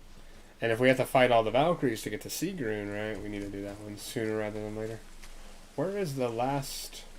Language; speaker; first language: English; native; English